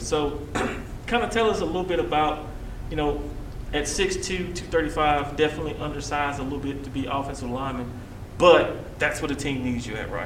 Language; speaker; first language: English; native; English